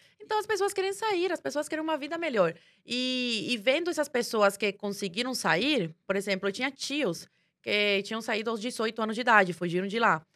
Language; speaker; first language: Portuguese; early bilingual, other home language; Spanish